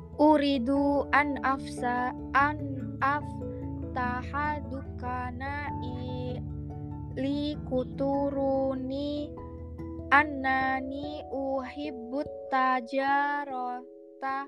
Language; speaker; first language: Arabic; non-native, learner; Indonesian